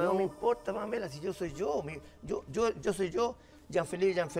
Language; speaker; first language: Spanish; native; Spanish